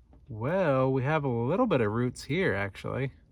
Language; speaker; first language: English; native; English